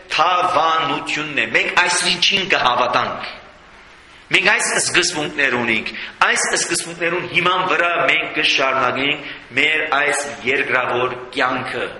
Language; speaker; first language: Armenian; native; Armenian